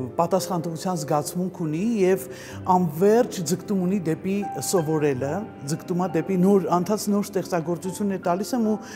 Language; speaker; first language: Armenian; native; Armenian